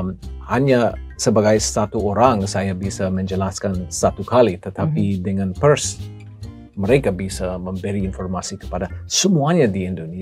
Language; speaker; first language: Indonesian; non-native, fluent; English